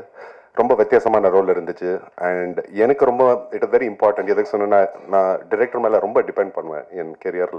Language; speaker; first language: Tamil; non-native, local second language; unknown